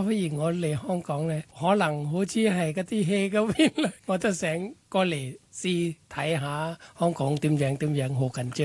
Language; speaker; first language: Cantonese; non-native, fluent; Thai